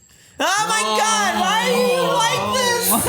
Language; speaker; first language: English; native; English